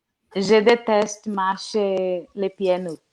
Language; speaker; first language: French; non-native, learner; Portuguese